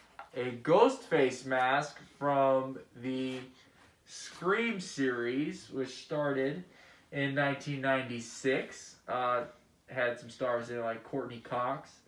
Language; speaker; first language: English; native; English